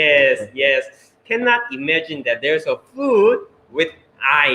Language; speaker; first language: English; non-native, learner; Korean